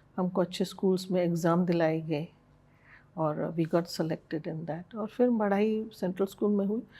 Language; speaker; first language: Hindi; early bilingual, other home language; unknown